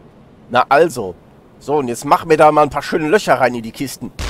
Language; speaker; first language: German; native; German